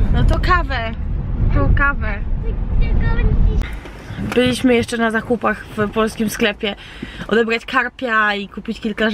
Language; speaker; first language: Polish; native; Polish